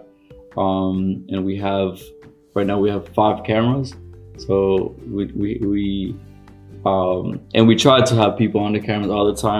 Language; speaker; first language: English; early bilingual, other home language; Spanish